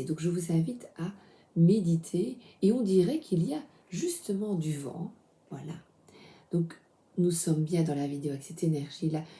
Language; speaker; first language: French; native; French